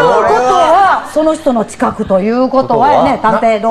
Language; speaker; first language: Japanese; native; Japanese